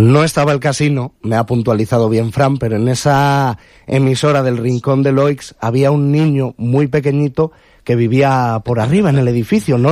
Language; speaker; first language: Spanish; native; Spanish